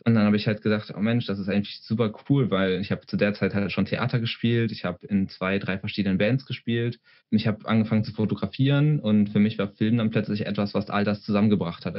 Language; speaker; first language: German; native; German